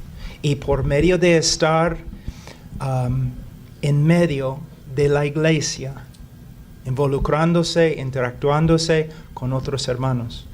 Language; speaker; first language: Spanish; non-native, fluent; English